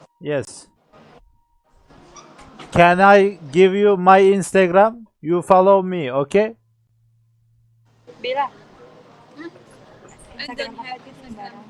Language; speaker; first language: English; non-native, learner; Turkish